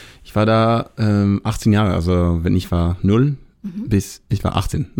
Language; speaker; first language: German; non-native, learner; Hebrew